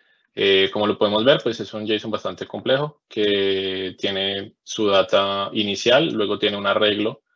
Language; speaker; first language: Spanish; native; Spanish